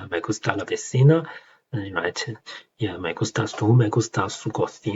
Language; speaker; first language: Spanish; non-native, learner; Chinese